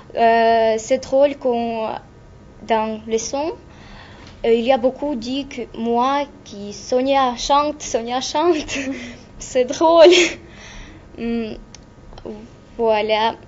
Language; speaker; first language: French; non-native, learner; Russian